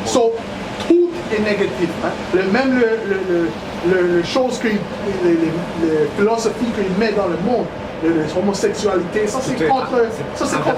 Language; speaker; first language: French; non-native, learner; English